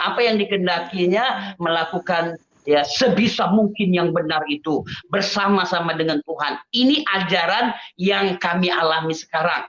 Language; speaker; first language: Indonesian; native; Indonesian